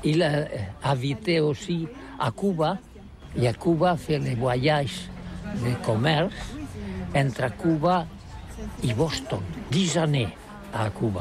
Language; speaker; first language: French; non-native, learner; Catalan